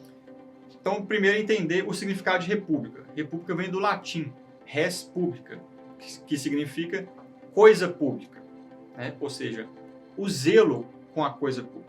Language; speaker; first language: Portuguese; native; Portuguese